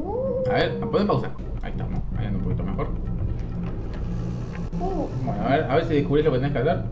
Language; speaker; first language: Spanish; native; Spanish